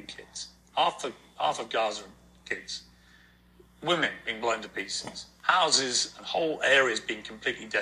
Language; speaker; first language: English; native; English